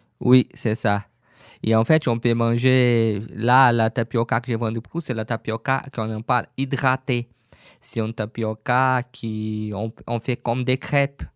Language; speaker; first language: French; non-native, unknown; Portuguese